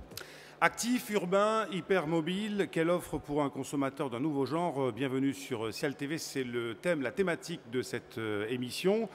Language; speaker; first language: French; native; French